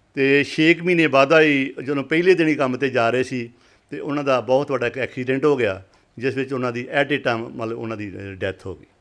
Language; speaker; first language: Punjabi; native; Punjabi